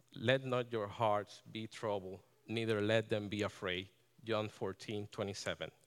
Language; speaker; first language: English; non-native, fluent; Spanish